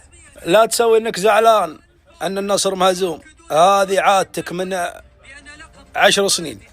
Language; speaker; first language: Arabic; native; Arabic